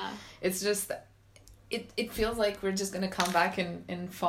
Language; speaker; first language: English; non-native, fluent; Romanian